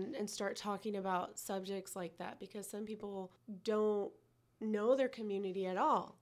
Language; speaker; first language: English; native; English